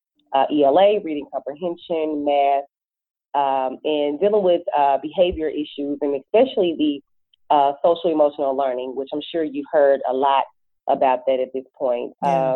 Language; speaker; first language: English; native; English